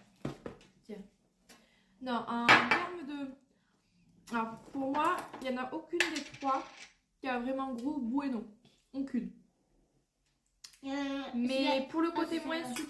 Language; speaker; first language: French; native; French